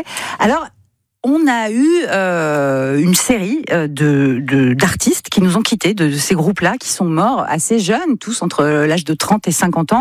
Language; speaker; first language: French; native; French